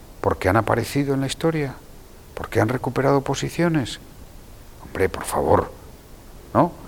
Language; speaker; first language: Spanish; native; Spanish